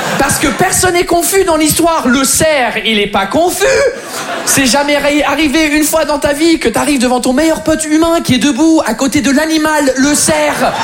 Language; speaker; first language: French; non-native, fluent; English